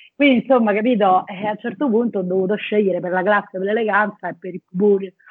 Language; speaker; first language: Italian; native; Italian